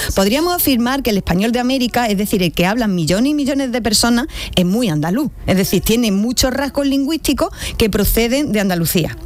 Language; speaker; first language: Spanish; native; Spanish